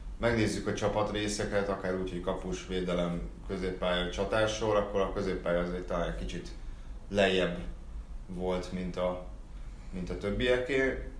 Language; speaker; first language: Hungarian; native; Hungarian